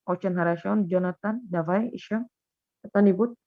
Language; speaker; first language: Russian; non-native, fluent; Indonesian